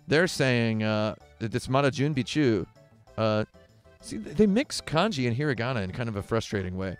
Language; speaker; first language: English; native; English